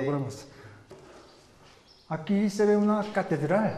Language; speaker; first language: Spanish; non-native, learner; Korean